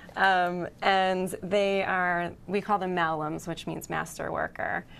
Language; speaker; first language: English; native; English